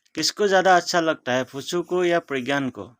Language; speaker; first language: Hindi; non-native, local second language; Assamese